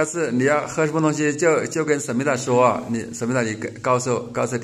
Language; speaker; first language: Chinese; native; Chinese